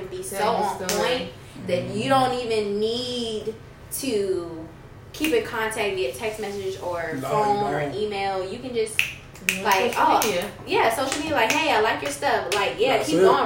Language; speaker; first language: English; native; English